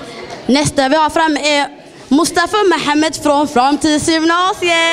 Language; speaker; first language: Swedish; early bilingual, other home language; Somali